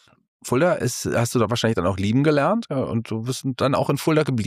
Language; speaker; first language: German; native; German